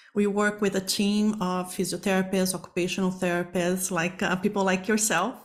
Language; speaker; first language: English; non-native, fluent; Portuguese